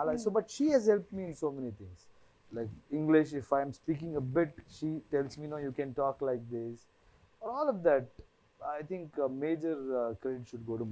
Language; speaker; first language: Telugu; non-native, fluent; Kannada